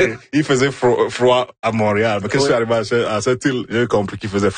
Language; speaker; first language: French; non-native, fluent; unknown